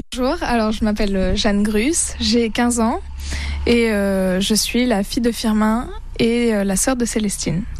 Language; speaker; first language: French; native; French